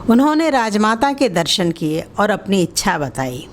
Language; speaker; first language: Hindi; non-native, local second language; Telugu